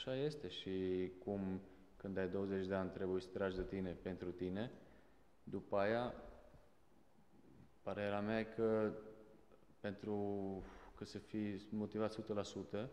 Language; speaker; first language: Romanian; non-native, fluent; Serbian